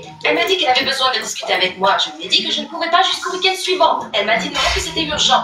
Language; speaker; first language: French; non-native, local second language; Lingala